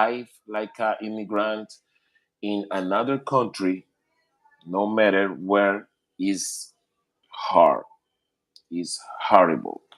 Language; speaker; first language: English; non-native, learner; Spanish